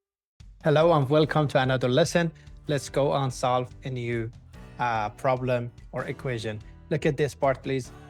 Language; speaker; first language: English; non-native, fluent; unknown